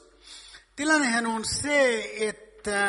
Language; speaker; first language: Finnish; non-native, fluent; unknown